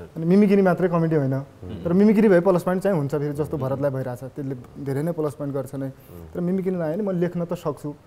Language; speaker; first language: Nepali; native; Nepali